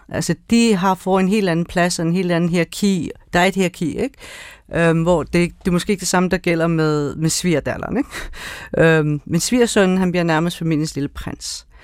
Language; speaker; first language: Danish; early bilingual, other home language; Persian